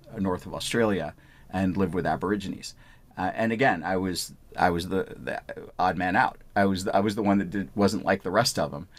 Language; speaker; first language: English; early bilingual, other home language; Punjabi